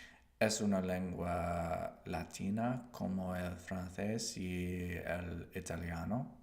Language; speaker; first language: Spanish; non-native, learner; English